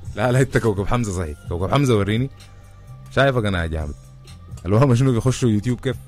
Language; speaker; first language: Arabic; early bilingual, heritage; Arabic